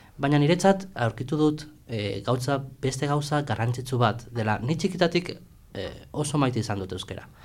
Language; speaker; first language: Basque; non-native, local second language; Spanish